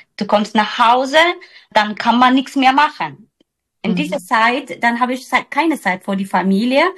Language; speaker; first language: German; non-native, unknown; Somali